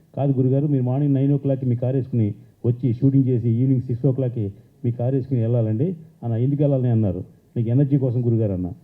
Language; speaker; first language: Telugu; native; Telugu